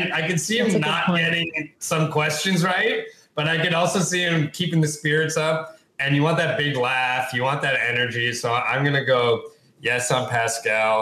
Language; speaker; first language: English; native; English